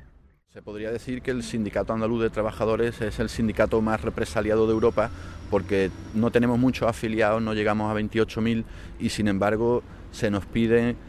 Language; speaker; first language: Spanish; native; Spanish